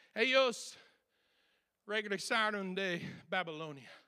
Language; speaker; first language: Spanish; non-native, fluent; English